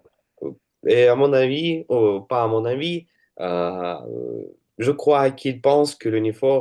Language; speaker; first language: French; non-native, learner; Russian